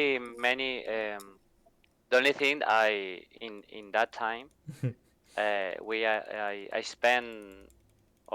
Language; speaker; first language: English; non-native, learner; Spanish